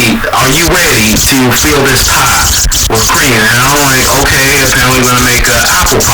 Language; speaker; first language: English; native; English